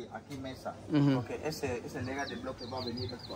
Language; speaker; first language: Spanish; native; Spanish